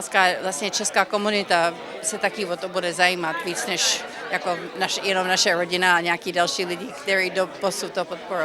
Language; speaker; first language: Czech; early bilingual, heritage; Czech